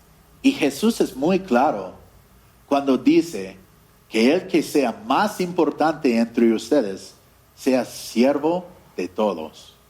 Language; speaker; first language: Spanish; non-native, fluent; English